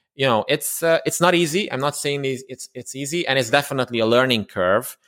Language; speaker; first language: English; non-native, fluent; Romanian